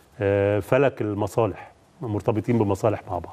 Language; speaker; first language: Arabic; native; Arabic